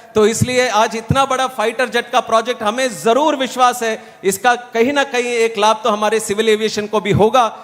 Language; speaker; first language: Hindi; non-native, local second language; Telugu